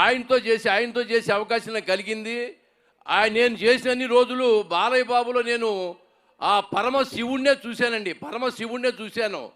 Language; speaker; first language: Telugu; native; Telugu